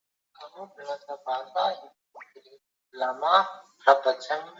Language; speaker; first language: Indonesian; non-native, learner; Korean